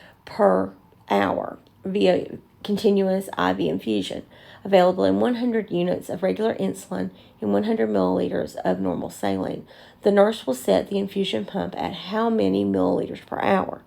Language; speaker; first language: English; native; English